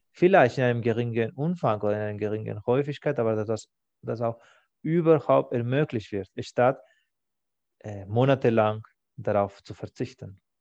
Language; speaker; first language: German; non-native, fluent; Spanish